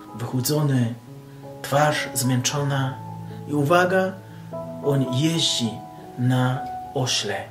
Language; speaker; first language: Polish; non-native, fluent; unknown